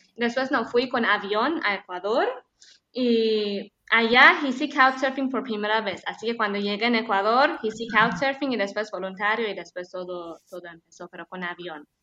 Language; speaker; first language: Spanish; non-native, fluent; Persian